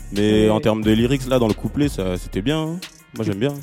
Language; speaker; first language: French; native; French